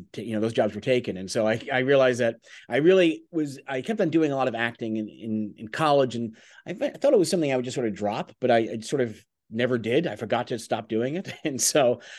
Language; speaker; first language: English; native; English